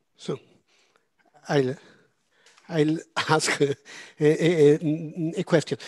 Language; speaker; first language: English; non-native, fluent; Italian